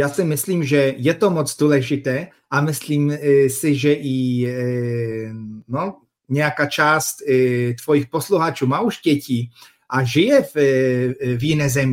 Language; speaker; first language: Czech; non-native, fluent; Polish